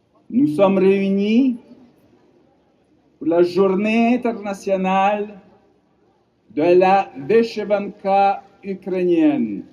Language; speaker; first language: French; non-native, local second language; Ukrainian